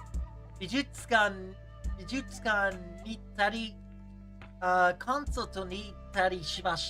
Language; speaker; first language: Japanese; non-native, learner; English